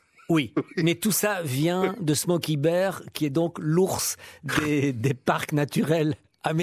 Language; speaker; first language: French; native; French